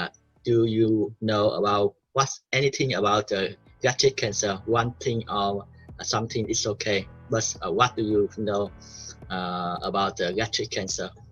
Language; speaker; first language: English; non-native, learner; Vietnamese